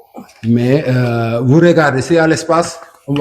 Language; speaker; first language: French; non-native, local second language; Wolof